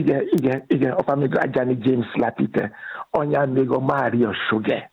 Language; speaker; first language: Hungarian; non-native, fluent; Yoruba